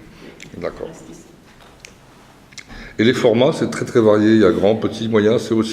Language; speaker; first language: French; native; French